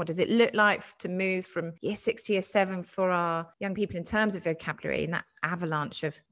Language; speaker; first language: English; native; English